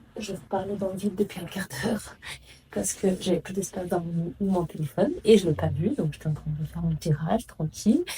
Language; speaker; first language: French; non-native, fluent; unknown